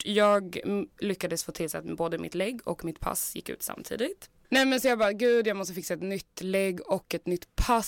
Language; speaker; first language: Swedish; native; Swedish